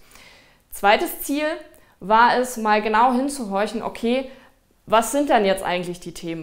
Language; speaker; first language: German; native; German